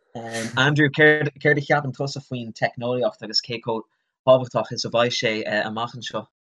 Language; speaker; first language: Irish; non-native, local second language; English